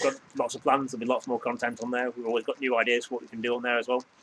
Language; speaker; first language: English; native; English